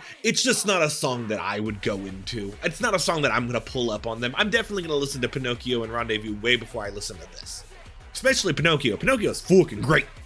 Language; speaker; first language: English; native; English